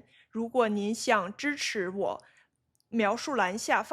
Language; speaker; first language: Chinese; native; Chinese